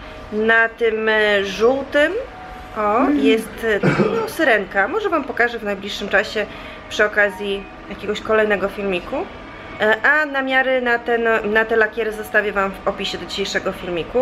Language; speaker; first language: Polish; native; Polish